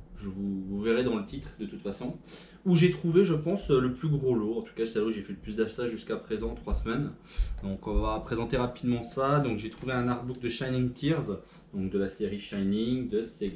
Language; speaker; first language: French; native; French